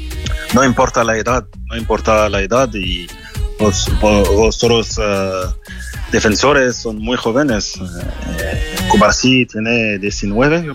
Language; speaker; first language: Spanish; non-native, fluent; French